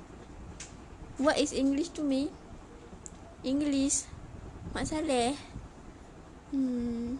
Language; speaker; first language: English; non-native, local second language; Malay